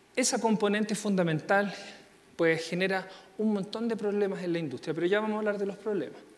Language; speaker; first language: Spanish; native; Spanish